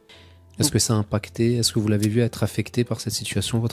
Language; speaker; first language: French; native; French